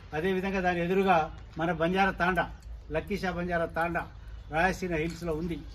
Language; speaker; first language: Telugu; non-native, local second language; Lambadi